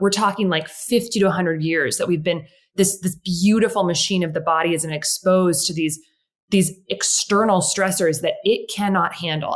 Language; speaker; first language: English; native; English